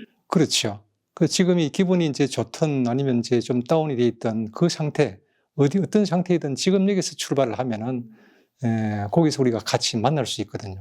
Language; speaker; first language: Korean; native; Korean